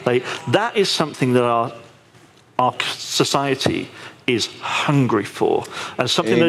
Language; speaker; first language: English; native; English